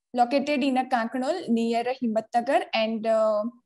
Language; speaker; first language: English; non-native, local second language; Gujarati